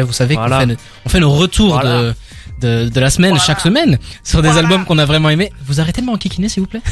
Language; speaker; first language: French; native; French